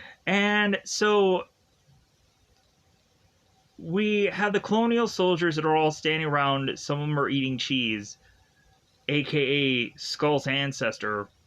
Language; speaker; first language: English; native; English